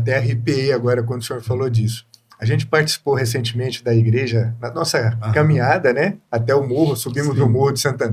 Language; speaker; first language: Portuguese; native; Portuguese